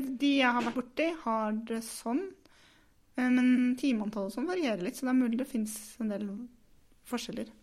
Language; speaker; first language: Norwegian; native; Norwegian